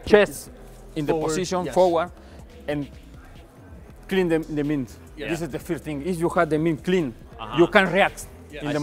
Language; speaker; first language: English; non-native, learner; Spanish